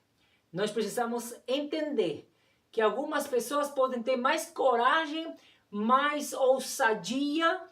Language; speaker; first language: Portuguese; non-native, fluent; Spanish